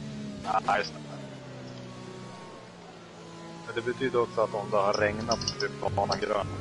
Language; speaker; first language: Swedish; native; Swedish